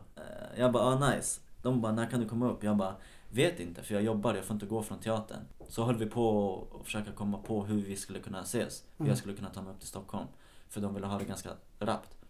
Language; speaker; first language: Swedish; native; Swedish